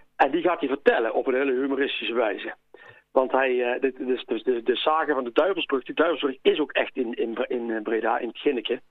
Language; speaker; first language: Dutch; native; Dutch